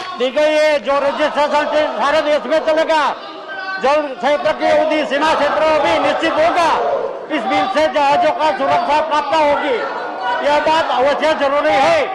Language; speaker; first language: Hindi; non-native, local second language; Gujarati